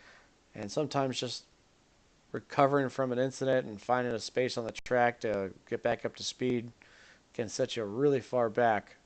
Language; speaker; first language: English; native; English